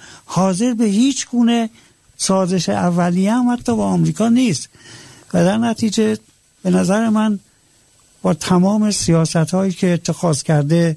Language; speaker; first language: Persian; native; Persian